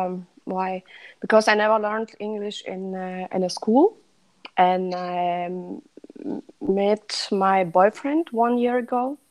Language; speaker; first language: English; non-native, learner; Russian